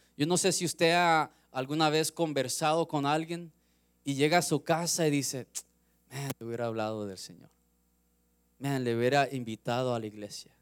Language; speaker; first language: Spanish; early bilingual, heritage; Spanish